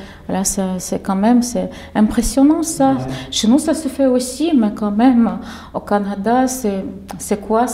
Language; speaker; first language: French; non-native, fluent; Ukrainian